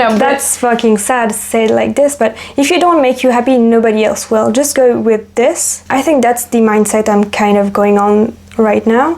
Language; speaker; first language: English; non-native, fluent; French